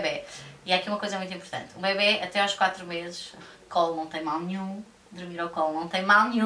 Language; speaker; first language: Portuguese; native; Portuguese